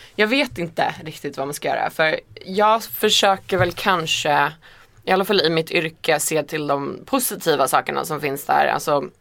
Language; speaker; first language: Swedish; non-native, fluent; Icelandic